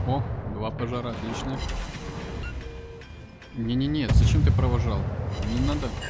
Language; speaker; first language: Russian; native; Russian